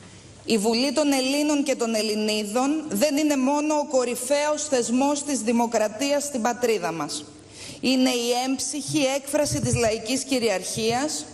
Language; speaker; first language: Greek; native; Greek